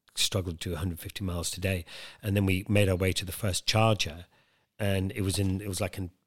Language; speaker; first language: English; native; English